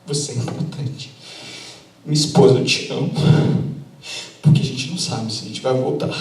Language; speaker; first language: Portuguese; native; Portuguese